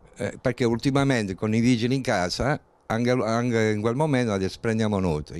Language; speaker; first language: Italian; native; Italian